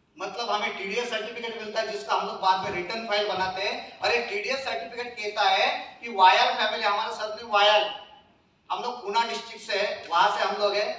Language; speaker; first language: Hindi; non-native, local second language; Marathi